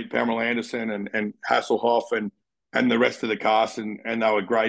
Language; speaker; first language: English; native; English